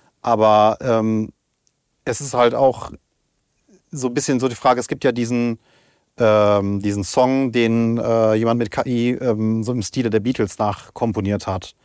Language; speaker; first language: German; native; German